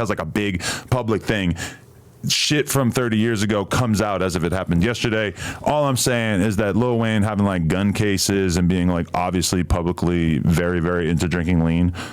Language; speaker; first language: English; native; English